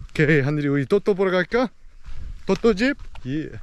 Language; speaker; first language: Korean; early bilingual, heritage; Korean